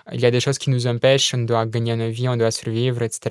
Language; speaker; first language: French; non-native, fluent; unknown